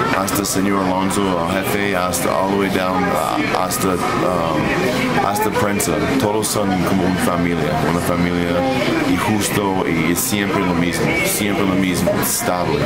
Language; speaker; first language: Spanish; non-native, fluent; English